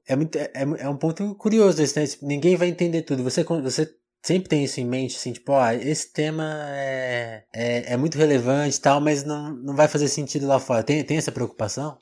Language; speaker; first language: Portuguese; native; Portuguese